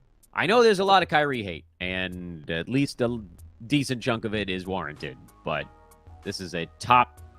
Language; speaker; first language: English; native; English